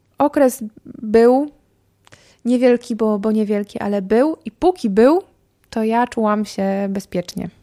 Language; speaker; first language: Polish; native; Polish